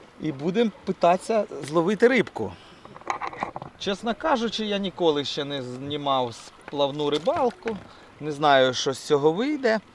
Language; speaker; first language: Ukrainian; native; Ukrainian